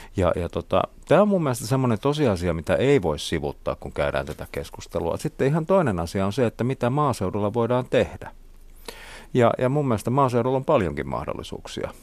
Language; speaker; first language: Finnish; non-native, local second language; Swedish